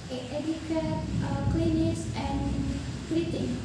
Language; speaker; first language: English; non-native, learner; Indonesian